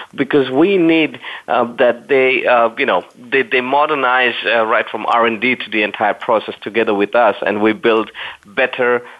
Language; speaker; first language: English; non-native, fluent; German